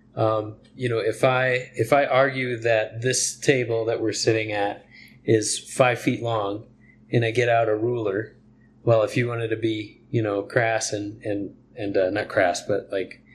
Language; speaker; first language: English; native; English